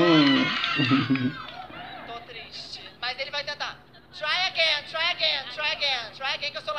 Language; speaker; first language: Portuguese; native; Portuguese